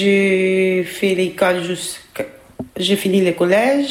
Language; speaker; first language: French; non-native, learner; Albanian